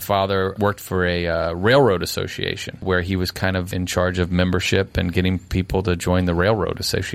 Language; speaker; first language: English; native; English